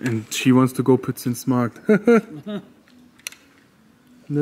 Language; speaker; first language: English; non-native, learner; German